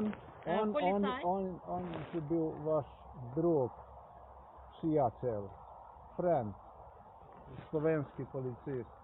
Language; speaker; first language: Russian; non-native, learner; Slovenian